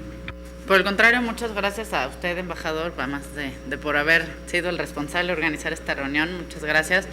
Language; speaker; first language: Spanish; native; Spanish